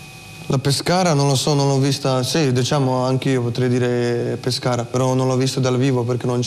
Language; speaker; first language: Italian; non-native, fluent; Slovenian